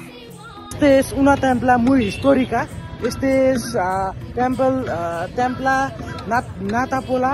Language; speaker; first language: Spanish; non-native, learner; Nepali